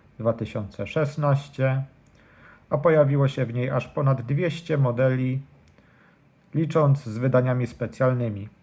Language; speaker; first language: Polish; native; Polish